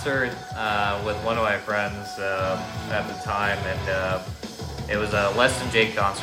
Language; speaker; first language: English; native; English